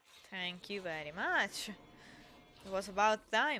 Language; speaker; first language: English; non-native, fluent; Italian